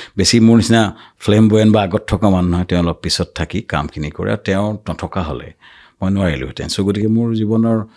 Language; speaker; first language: Assamese; native; Assamese